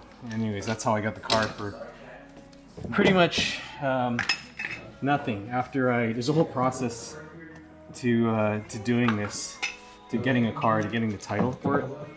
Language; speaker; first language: English; native; English